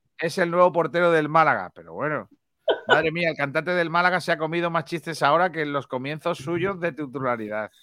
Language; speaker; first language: Spanish; native; Spanish